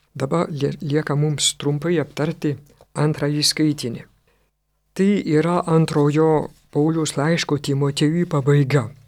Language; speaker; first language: Lithuanian; non-native, fluent; French